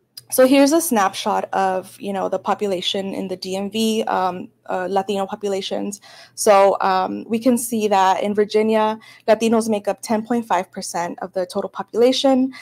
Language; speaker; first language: English; early bilingual, other home language; Spanish